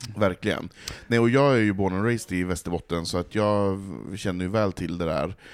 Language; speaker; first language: Swedish; native; Swedish